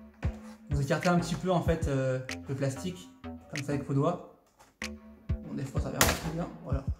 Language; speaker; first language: French; native; French